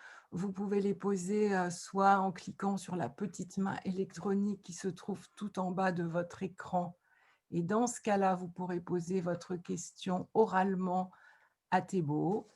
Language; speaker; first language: French; native; French